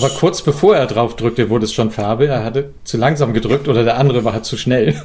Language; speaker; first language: German; native; German